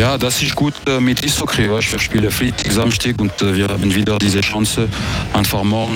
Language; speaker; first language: German; non-native, local second language; French